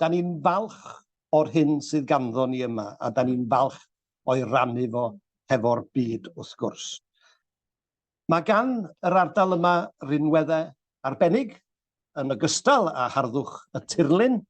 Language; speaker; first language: Welsh; native; Welsh